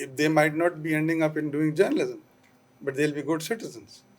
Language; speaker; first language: English; non-native, local second language; Urdu